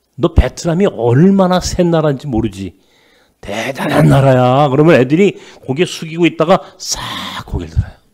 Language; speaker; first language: Korean; native; Korean